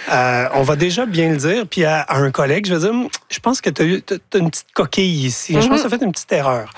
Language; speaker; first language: French; native; French